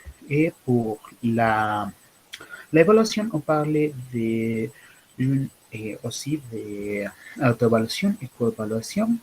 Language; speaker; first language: French; non-native, learner; Spanish